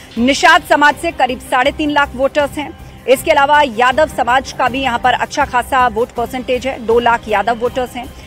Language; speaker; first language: Hindi; native; Hindi